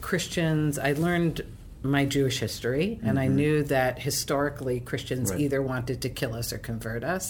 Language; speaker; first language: English; native; English